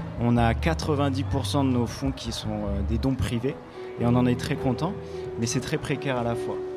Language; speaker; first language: French; native; French